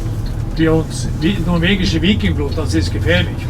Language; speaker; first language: German; non-native, learner; Norwegian